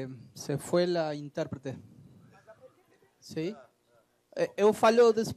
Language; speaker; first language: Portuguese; non-native, learner; Spanish